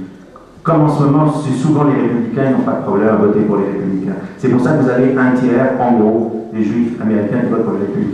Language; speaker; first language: French; native; French